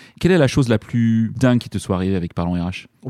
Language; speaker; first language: French; native; French